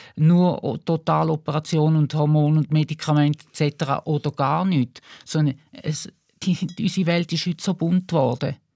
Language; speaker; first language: German; native; German